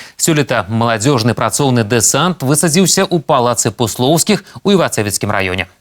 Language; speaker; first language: Belarusian; native; Belarusian